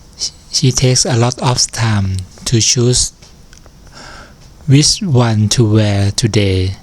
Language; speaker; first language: English; non-native, learner; Thai